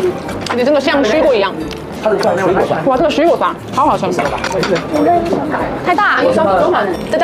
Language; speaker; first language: Chinese; non-native, learner; Korean